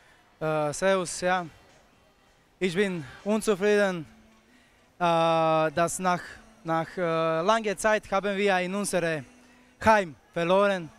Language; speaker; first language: German; non-native, fluent; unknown